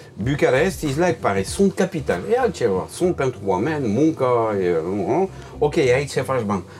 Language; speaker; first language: Romanian; non-native, learner; French